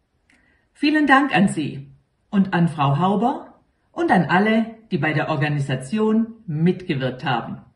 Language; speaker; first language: German; non-native, fluent; Polish